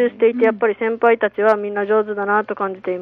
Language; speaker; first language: Japanese; native; Japanese